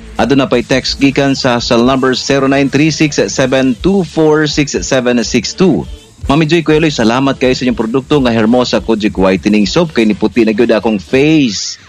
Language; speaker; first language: Cebuano; native; Cebuano